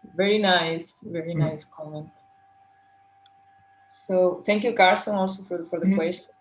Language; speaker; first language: English; non-native, fluent; Portuguese